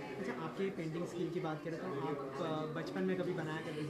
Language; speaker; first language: Hindi; native; Hindi